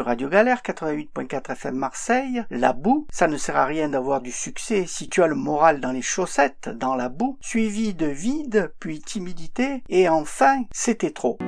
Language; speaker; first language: French; native; French